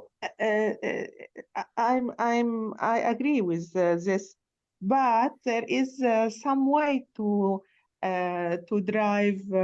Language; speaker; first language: English; non-native, learner; Arabic